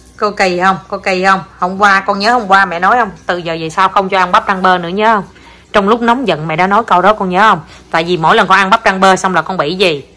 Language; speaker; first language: Vietnamese; native; Vietnamese